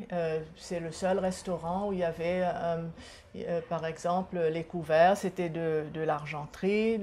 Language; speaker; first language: French; non-native, local second language; Seselwa Creole French